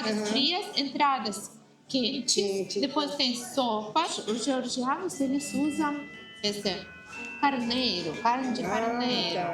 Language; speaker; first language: Portuguese; non-native, fluent; Russian